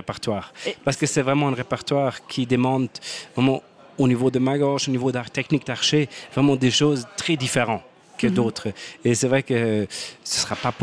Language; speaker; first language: French; non-native, fluent; German